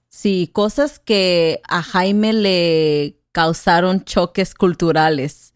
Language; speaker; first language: Spanish; native; Spanish